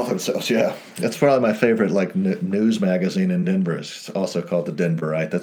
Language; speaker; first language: English; native; English